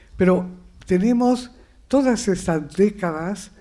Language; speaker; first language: Spanish; native; Spanish